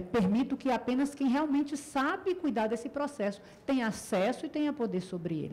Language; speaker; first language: Portuguese; native; Portuguese